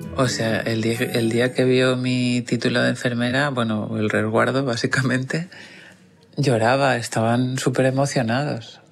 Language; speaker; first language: Spanish; native; Spanish